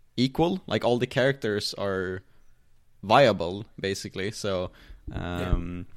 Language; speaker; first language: English; non-native, fluent; Swedish